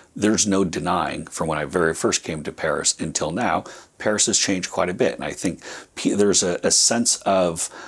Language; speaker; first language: English; native; English